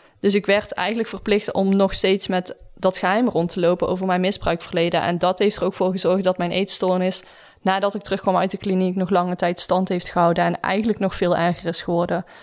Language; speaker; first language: Dutch; native; Dutch